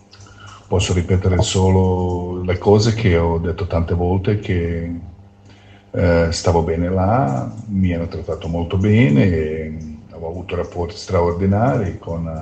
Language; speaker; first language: Italian; non-native, fluent; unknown